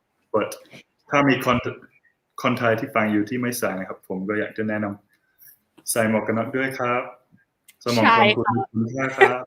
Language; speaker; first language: Thai; non-native, fluent; English